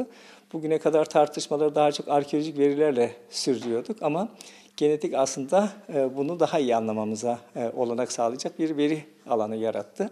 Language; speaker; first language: Turkish; native; Turkish